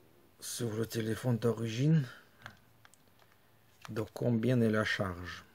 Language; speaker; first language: French; non-native, fluent; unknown